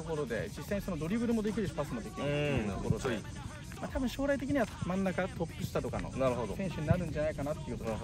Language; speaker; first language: Japanese; native; Japanese